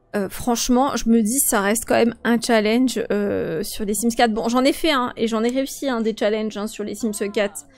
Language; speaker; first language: French; native; French